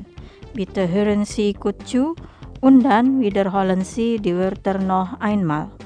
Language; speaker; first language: German; non-native, fluent; Indonesian